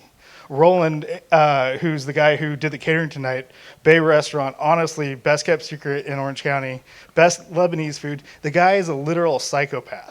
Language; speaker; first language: English; native; English